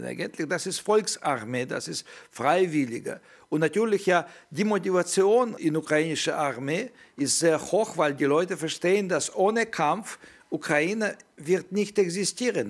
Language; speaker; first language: German; non-native, learner; Ukrainian